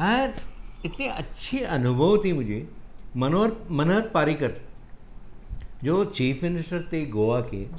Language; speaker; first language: Hindi; non-native, local second language; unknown